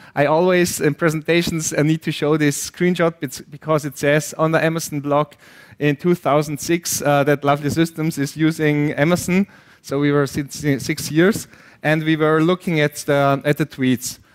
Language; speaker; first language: English; non-native, fluent; German